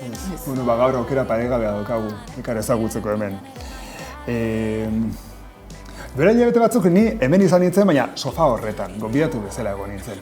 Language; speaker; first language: Basque; native; Basque